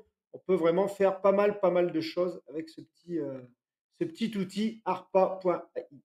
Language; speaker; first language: French; native; French